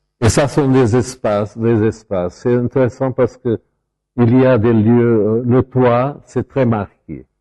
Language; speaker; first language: French; non-native, fluent; Portuguese